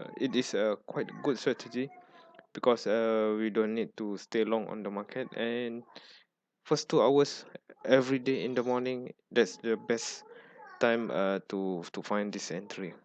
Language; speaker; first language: English; non-native, fluent; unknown